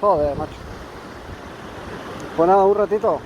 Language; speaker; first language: Spanish; native; Spanish